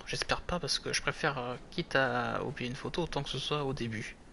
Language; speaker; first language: French; native; French